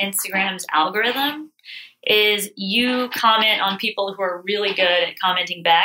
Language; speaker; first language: English; native; English